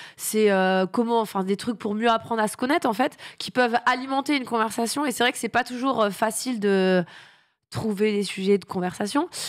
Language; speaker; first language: French; native; French